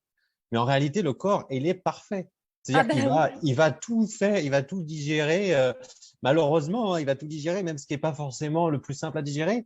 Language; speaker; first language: French; native; French